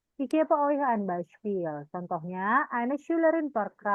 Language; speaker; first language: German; non-native, fluent; Indonesian